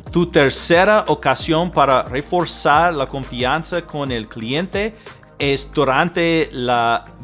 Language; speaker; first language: Spanish; non-native, fluent; English